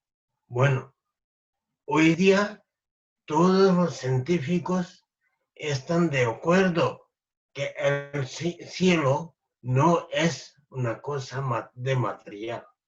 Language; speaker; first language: Spanish; non-native, fluent; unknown